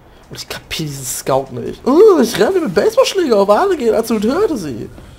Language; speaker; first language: German; native; German